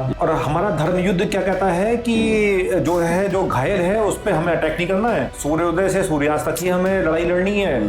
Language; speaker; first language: Hindi; native; Hindi